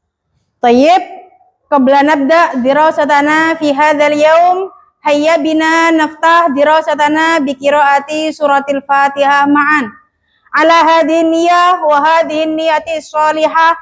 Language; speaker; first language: Arabic; non-native, fluent; Indonesian